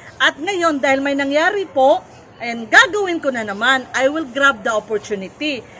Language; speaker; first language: Filipino; non-native, local second language; Cebuano